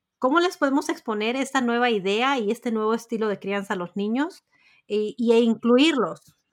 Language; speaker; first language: Spanish; early bilingual, heritage; Spanish